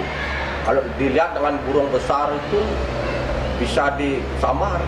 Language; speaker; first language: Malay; non-native, local second language; Balinese